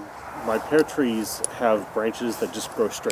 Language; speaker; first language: English; native; English